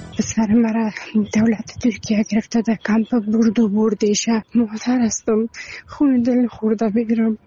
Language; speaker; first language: Persian; native; Persian